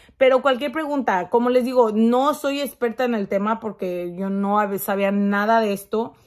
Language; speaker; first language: Spanish; early bilingual, heritage; Spanish